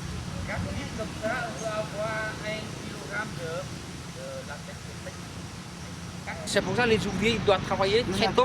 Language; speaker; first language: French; non-native, fluent; Vietnamese